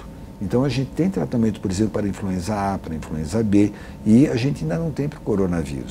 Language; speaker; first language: Portuguese; native; Portuguese